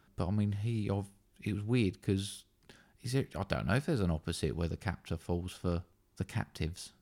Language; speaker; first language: English; native; English